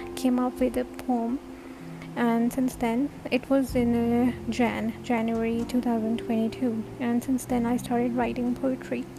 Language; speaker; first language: English; non-native, fluent; Turkish